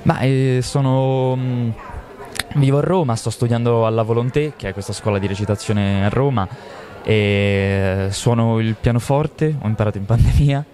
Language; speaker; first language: Italian; native; Italian